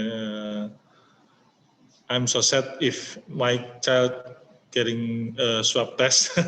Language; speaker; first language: English; non-native, learner; Indonesian